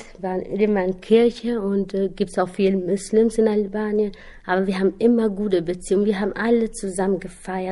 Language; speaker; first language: German; non-native, learner; Albanian